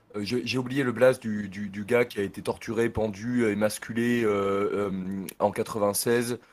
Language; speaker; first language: French; native; French